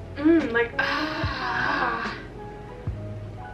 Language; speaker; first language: English; native; English